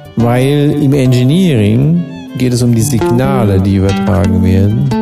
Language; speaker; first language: German; native; German